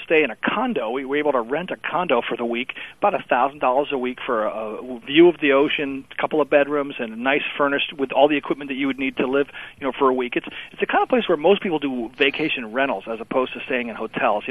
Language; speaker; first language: English; native; English